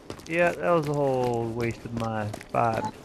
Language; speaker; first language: English; native; English